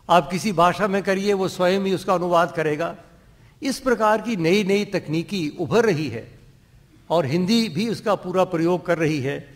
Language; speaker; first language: Hindi; non-native, local second language; Dogri